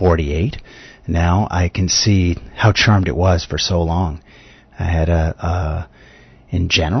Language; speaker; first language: English; native; English